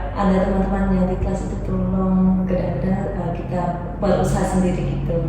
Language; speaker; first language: Indonesian; non-native, learner; Khmer